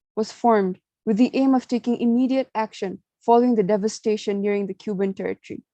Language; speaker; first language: English; non-native, local second language; Nepali